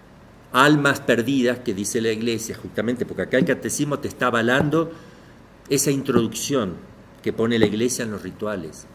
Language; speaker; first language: Spanish; native; Spanish